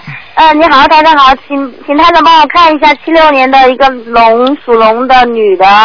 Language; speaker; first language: Chinese; native; Chinese